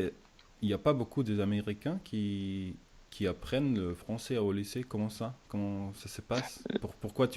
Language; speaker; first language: French; non-native, fluent; German